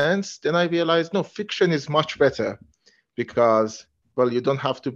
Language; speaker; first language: English; non-native, fluent; Persian